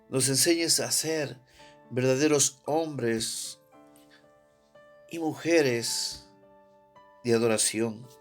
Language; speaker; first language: Spanish; native; Spanish